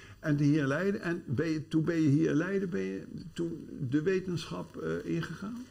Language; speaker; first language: Dutch; native; Dutch